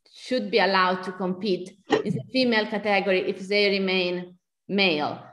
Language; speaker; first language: English; non-native, fluent; Italian